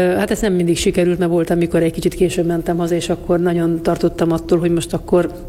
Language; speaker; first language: Hungarian; native; Hungarian